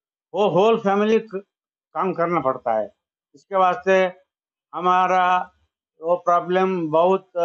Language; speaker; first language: Hindi; non-native, local second language; Kannada